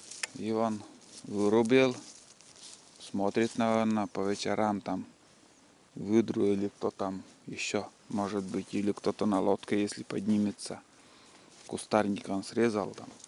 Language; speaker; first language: Russian; native; Russian